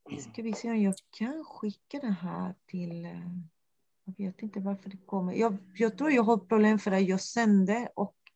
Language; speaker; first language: Swedish; non-native, fluent; Spanish